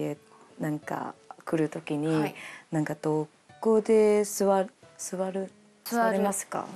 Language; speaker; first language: Japanese; non-native, learner; Cantonese